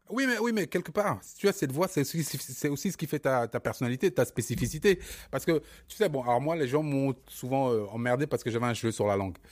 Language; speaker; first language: French; early bilingual, other home language; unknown